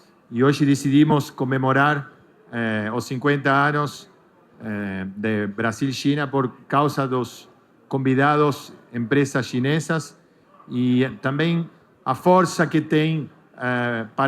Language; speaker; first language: Portuguese; non-native, fluent; Spanish